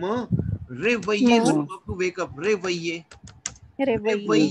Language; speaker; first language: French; non-native, fluent; Hindi